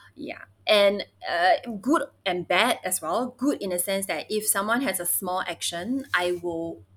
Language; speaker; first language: English; early bilingual, other home language; Chinese